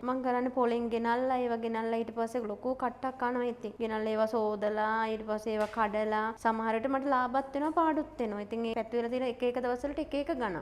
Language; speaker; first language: Sinhala; native; Sinhala